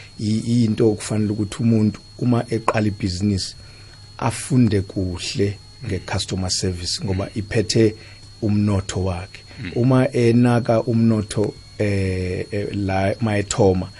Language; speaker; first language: Zulu; non-native, local second language; Xhosa